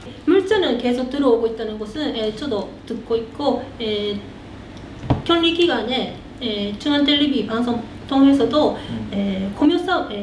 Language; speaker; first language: Korean; early bilingual, heritage; Korean